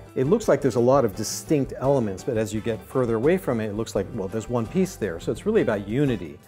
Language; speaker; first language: English; non-native, fluent; Arabic